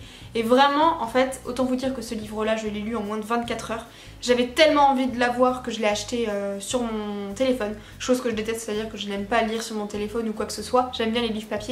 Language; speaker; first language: French; native; French